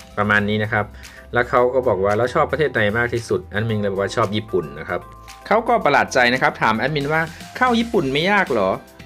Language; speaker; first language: Thai; native; Thai